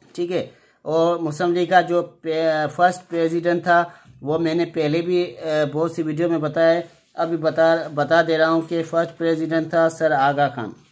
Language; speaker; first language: Urdu; non-native, local second language; Sindhi